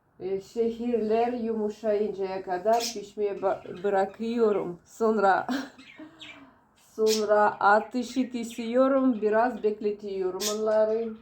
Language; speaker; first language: Turkish; non-native, learner; Ukrainian